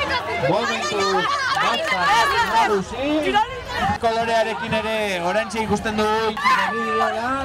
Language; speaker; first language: Basque; native; Basque